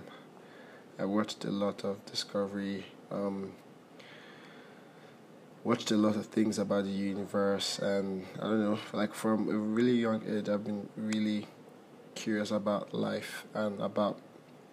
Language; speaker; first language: English; non-native, local second language; Igbo